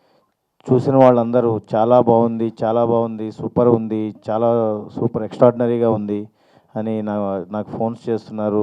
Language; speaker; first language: Telugu; native; Telugu